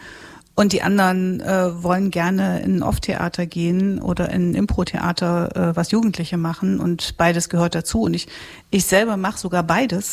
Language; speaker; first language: German; native; German